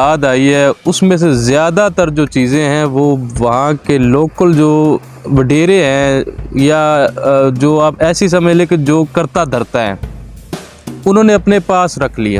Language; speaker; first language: Urdu; non-native, local second language; Punjabi